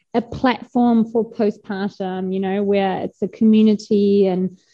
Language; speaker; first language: English; non-native, fluent; German